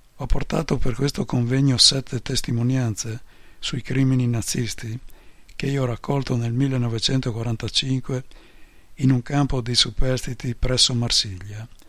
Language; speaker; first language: Italian; non-native, fluent; Polish